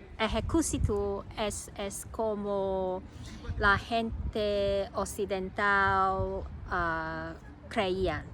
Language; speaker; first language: Spanish; non-native, learner; Cantonese